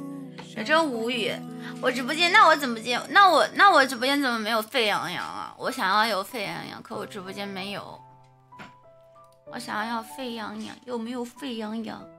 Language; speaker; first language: Chinese; native; Chinese